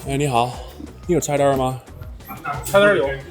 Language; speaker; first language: Chinese; non-native, learner; English